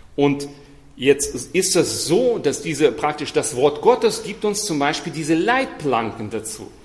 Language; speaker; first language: German; non-native, fluent; Russian